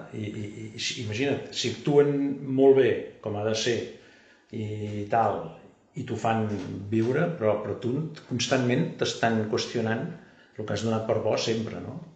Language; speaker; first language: Catalan; native; Catalan